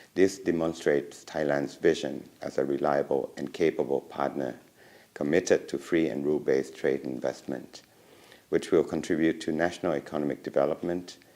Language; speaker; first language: English; non-native, fluent; Thai